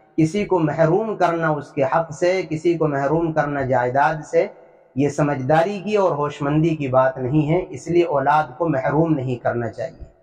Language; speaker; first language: Urdu; native; Urdu